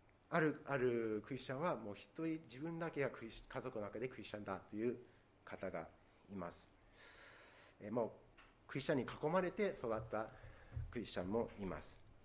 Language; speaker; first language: Japanese; non-native, fluent; English